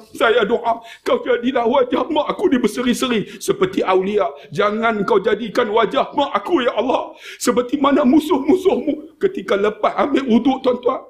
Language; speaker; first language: Malay; native; Malay